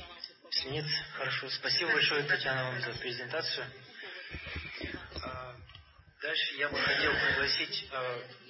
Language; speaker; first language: Russian; native; Russian